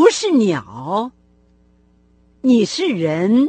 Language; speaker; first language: Chinese; non-native, fluent; Russian